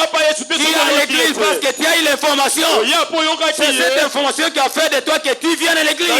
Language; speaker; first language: French; non-native, local second language; Lingala